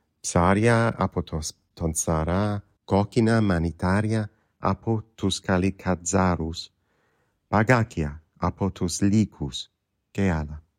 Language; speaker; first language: Greek; non-native, fluent; English